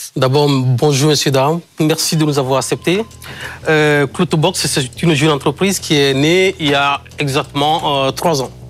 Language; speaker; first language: French; non-native, local second language; Ewe